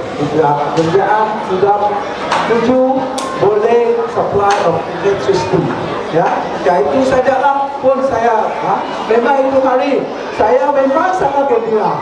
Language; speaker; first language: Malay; non-native, local second language; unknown